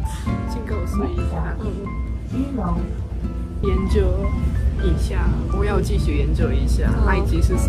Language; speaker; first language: Chinese; non-native, learner; Japanese